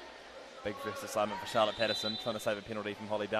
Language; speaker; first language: English; native; English